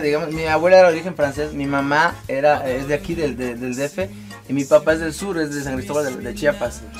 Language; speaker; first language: Spanish; native; Spanish